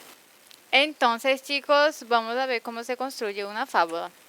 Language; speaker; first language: Spanish; non-native, fluent; Portuguese